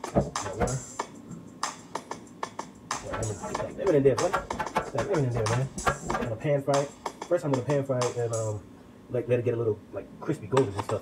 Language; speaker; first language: English; native; English